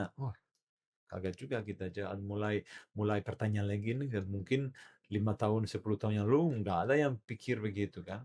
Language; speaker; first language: Indonesian; non-native, learner; Italian